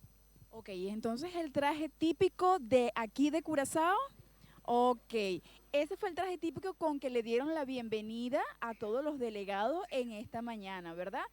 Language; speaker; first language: Spanish; native; Spanish